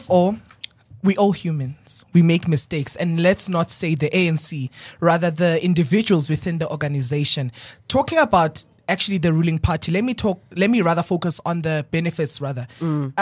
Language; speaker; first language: English; non-native, local second language; Southern Sotho